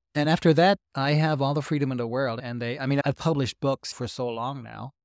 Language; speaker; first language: English; non-native, fluent; German